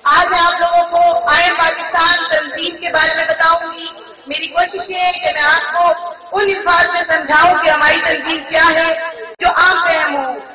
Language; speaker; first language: Urdu; non-native, local second language; Pashto